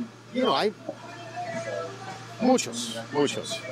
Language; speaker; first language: Spanish; early bilingual, heritage; Spanish